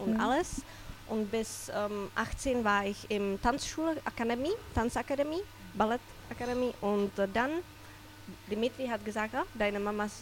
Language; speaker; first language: German; non-native, learner; Czech